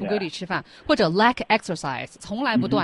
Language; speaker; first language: Chinese; native; Chinese